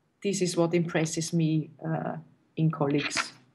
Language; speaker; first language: English; non-native, fluent; German